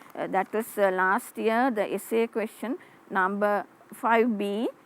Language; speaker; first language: English; non-native, local second language; Sinhala